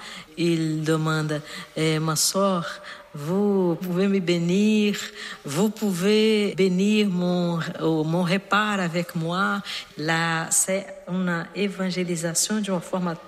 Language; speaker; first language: French; non-native, learner; Portuguese